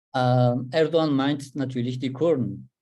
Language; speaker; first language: German; non-native, learner; Turkish